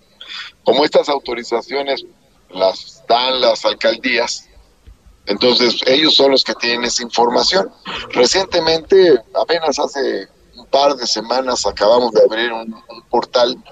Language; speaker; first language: Spanish; native; Spanish